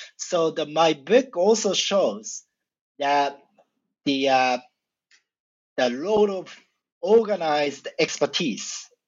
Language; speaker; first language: English; non-native, fluent; Japanese